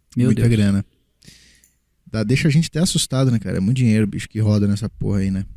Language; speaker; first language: Portuguese; native; Portuguese